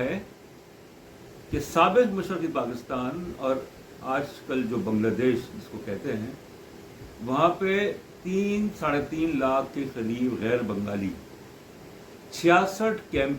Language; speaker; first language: Urdu; native; Urdu